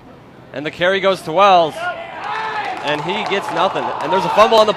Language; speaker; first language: English; native; English